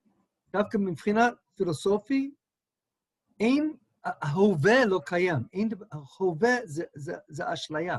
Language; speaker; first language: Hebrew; non-native, fluent; English